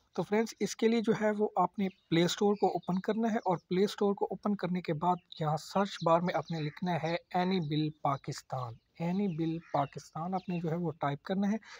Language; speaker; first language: Urdu; native; Urdu